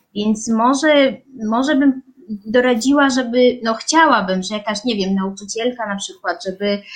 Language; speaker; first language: Polish; early bilingual, heritage; Polish